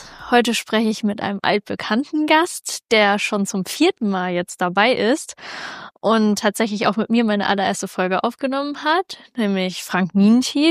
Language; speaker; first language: German; native; German